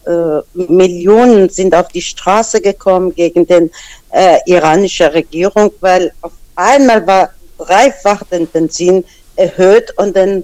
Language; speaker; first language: German; non-native, fluent; Persian